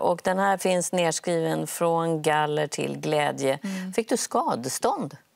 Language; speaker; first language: Swedish; native; Swedish